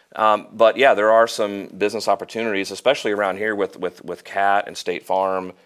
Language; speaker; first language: English; native; English